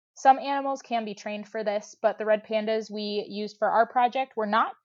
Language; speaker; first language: English; native; English